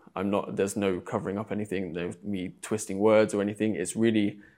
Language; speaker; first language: English; native; English